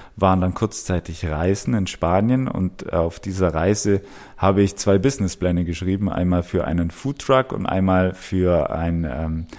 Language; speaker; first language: German; native; German